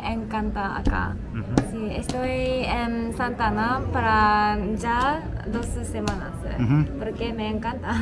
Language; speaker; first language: Spanish; non-native, learner; Japanese